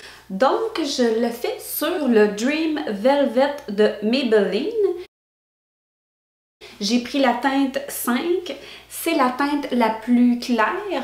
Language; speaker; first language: French; native; French